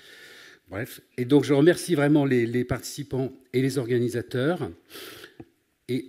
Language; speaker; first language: French; native; French